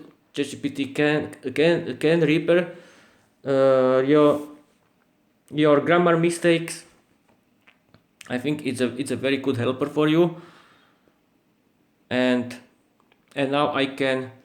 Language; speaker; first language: English; non-native, learner; Slovak